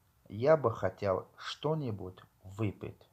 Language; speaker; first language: Russian; non-native, local second language; Tajik